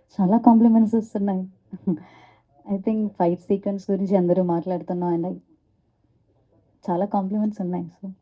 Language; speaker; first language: Telugu; non-native, learner; Malayalam